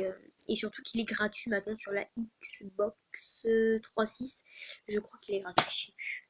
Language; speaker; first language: French; native; French